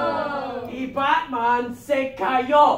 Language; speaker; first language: Spanish; non-native, learner; English